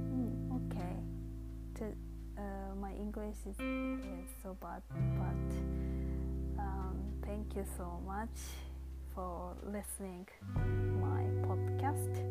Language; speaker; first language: English; non-native, learner; Japanese